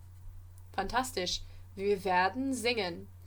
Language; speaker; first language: German; non-native, fluent; English